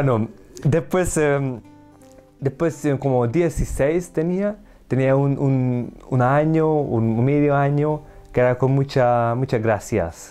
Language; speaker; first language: Spanish; non-native, learner; Hungarian